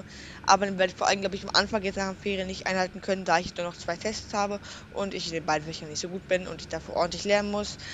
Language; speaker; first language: German; native; German